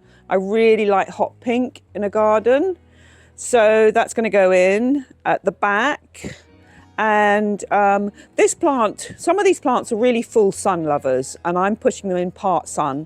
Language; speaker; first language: English; native; English